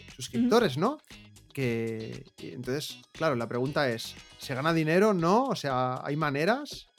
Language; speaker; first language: Spanish; native; Spanish